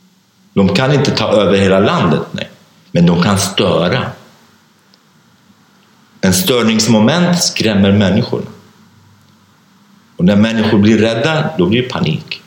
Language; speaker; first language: Swedish; non-native, fluent; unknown